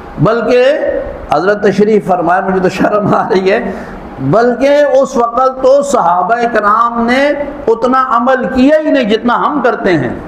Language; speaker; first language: Urdu; non-native, local second language; Punjabi